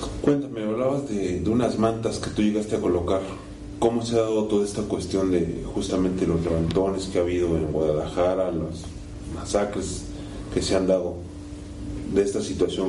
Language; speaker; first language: Spanish; native; Spanish